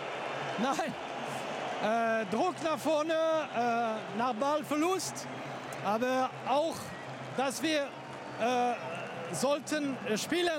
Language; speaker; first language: German; non-native, fluent; French